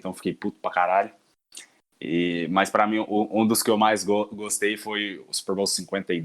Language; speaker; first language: Portuguese; native; Portuguese